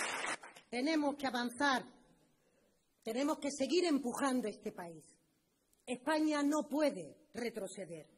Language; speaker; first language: Spanish; native; Spanish